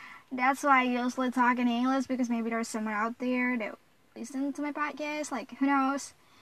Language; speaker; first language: English; non-native, fluent; Indonesian